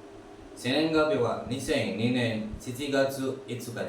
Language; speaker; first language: Japanese; non-native, learner; Indonesian